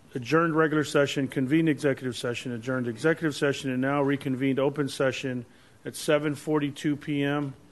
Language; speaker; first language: English; native; English